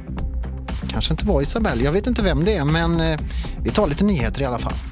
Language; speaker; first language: Swedish; native; Swedish